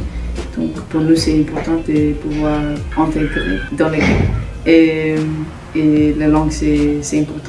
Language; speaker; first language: French; non-native, learner; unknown